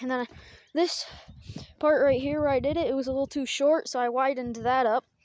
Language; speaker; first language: English; native; English